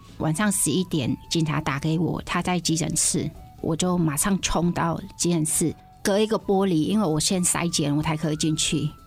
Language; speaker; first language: Chinese; non-native, fluent; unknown